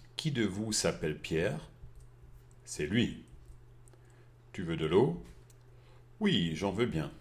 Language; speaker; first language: French; non-native, fluent; German